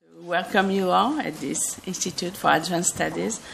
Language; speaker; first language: English; non-native, fluent; French